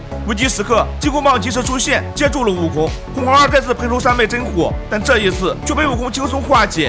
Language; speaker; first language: Chinese; native; Chinese